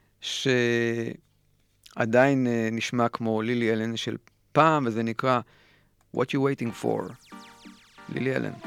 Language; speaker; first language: Hebrew; native; Hebrew